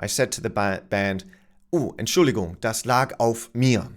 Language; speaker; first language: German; non-native, fluent; English